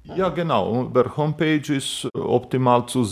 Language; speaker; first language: German; non-native, fluent; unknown